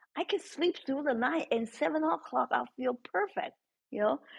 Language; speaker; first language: English; non-native, fluent; Chinese